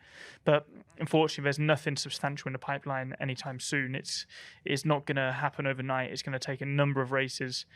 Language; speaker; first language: English; native; English